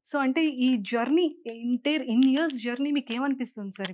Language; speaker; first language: Telugu; native; Telugu